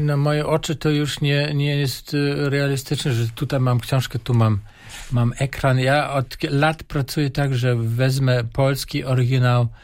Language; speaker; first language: Polish; non-native, fluent; German